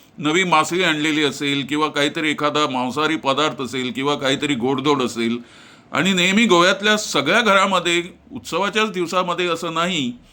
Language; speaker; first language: Marathi; non-native, local second language; Konkani